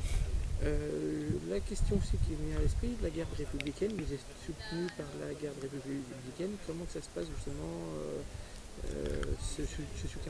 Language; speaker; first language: French; native; French